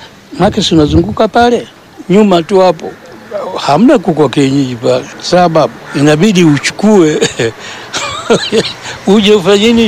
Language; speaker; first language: Swahili; non-native, local second language; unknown